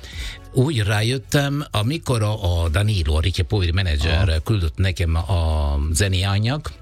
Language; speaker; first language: Hungarian; non-native, learner; Italian